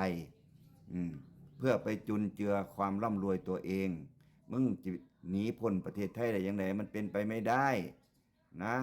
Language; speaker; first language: Thai; non-native, local second language; Lao